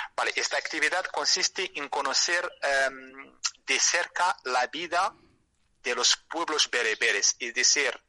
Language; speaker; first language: Spanish; non-native, fluent; Arabic